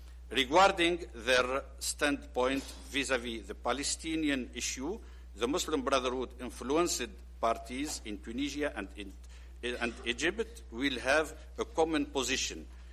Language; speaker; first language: English; non-native, learner; Arabic